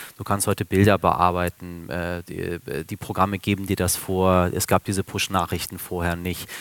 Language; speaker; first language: German; early bilingual, other home language; Persian